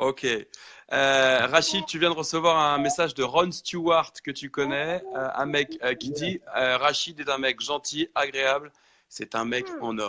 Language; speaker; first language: French; native; French